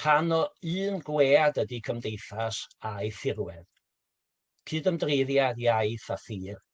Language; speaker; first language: Welsh; native; Welsh